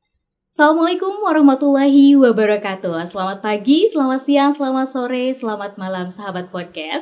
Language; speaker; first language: Indonesian; native; Indonesian